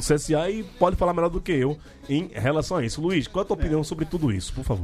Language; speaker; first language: Portuguese; native; Portuguese